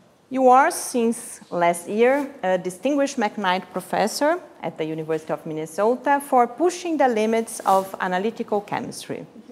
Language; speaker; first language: English; non-native, fluent; Portuguese